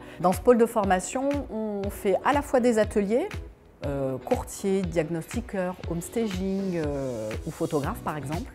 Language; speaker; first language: French; native; French